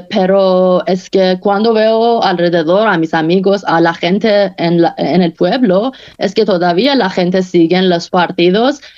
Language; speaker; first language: Spanish; non-native, fluent; Persian